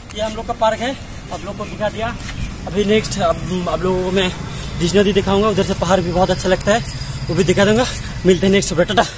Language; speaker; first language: Hindi; non-native, local second language; Bangla